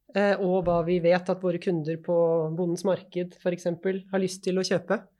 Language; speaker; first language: Norwegian; native; Norwegian